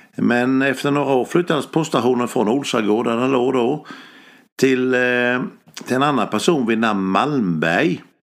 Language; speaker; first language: Swedish; native; Swedish